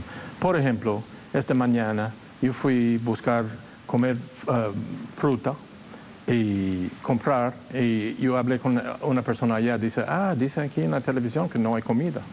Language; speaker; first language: Spanish; non-native, fluent; English